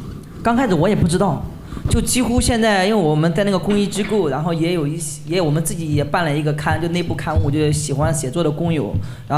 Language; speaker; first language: Chinese; native; Chinese